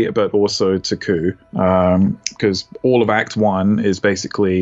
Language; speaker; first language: English; native; English